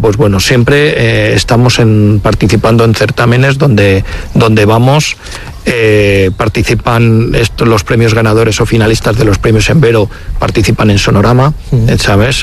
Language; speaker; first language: Spanish; native; Spanish